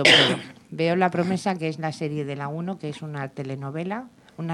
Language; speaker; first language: Spanish; native; Spanish